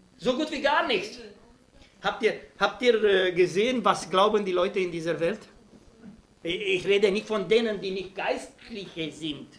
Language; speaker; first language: German; non-native, fluent; Romanian